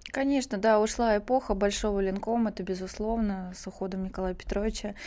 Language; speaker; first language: Russian; native; Russian